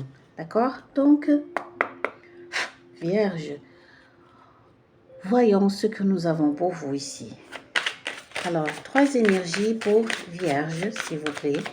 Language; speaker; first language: French; non-native, fluent; Portuguese